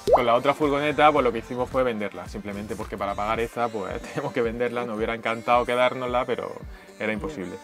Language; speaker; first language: Spanish; native; Spanish